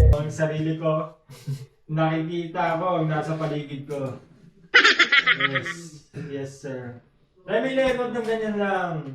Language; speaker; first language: Filipino; non-native, local second language; Hiligaynon